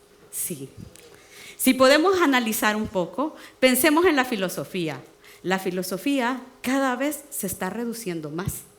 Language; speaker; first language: Spanish; native; Spanish